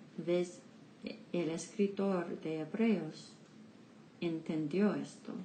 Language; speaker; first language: Spanish; non-native, learner; English